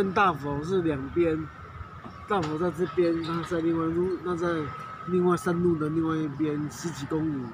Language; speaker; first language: Chinese; native; Chinese